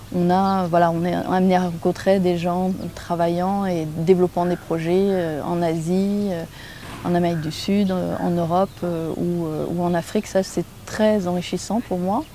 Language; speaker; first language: French; native; French